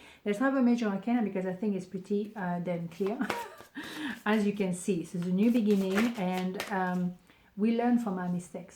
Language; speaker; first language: English; non-native, fluent; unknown